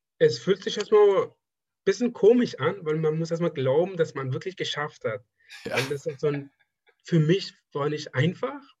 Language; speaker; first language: German; non-native, fluent; Persian